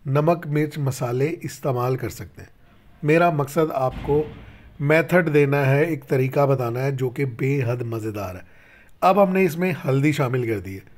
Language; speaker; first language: Urdu; native; Urdu